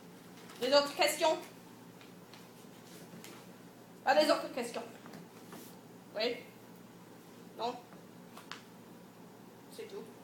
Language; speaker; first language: French; non-native, learner; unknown